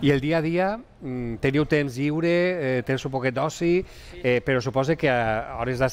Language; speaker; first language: Catalan; native; Catalan